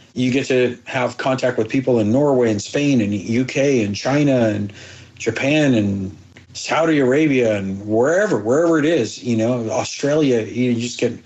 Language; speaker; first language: English; early bilingual, other home language; Persian